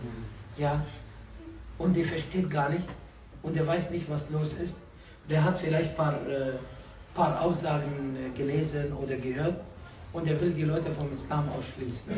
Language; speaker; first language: German; non-native, fluent; Arabic